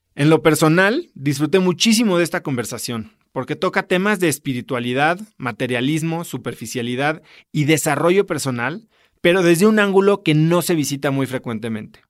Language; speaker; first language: Spanish; native; Spanish